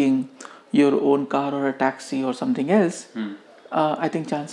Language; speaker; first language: English; non-native, local second language; Hindi